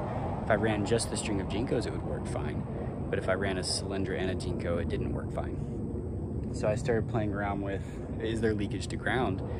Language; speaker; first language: English; native; English